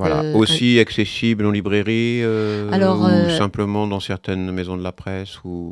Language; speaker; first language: French; native; French